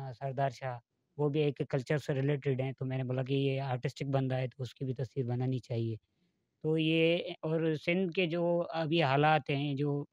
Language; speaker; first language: Urdu; non-native, local second language; Sindhi